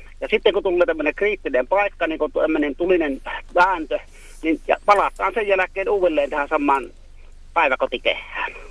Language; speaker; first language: Finnish; native; Finnish